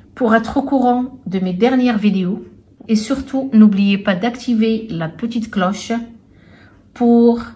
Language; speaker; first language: French; non-native, local second language; Arabic